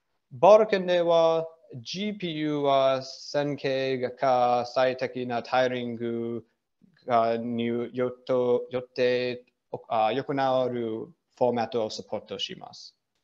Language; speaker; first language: Japanese; non-native, learner; English